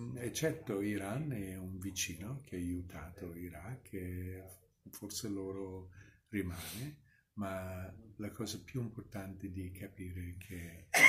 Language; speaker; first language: Italian; non-native, fluent; English